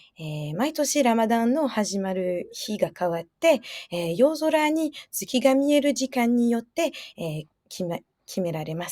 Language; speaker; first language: Japanese; non-native, fluent; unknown